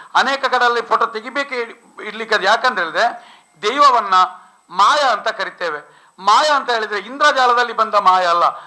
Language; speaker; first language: Kannada; non-native, local second language; Tulu